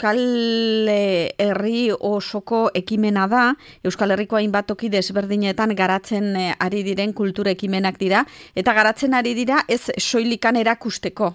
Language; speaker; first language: Basque; native; Basque